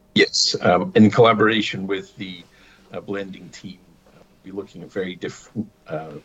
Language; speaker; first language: English; native; English